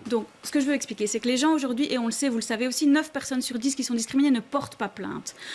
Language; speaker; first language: French; native; French